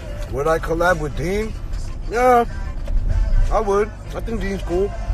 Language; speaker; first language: English; early bilingual, other home language; Korean